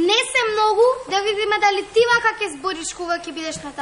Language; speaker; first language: Macedonian; native; Macedonian